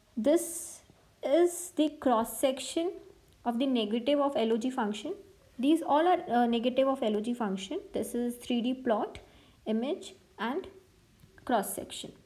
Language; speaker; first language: English; non-native, local second language; Hindi